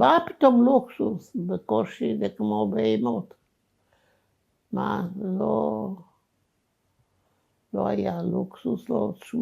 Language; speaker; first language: Hebrew; non-native, fluent; Romanian